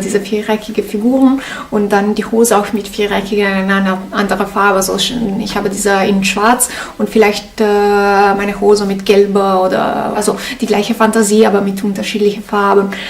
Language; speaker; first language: German; non-native, learner; Italian